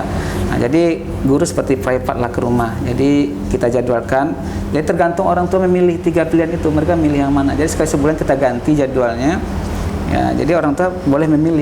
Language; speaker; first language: Indonesian; native; Indonesian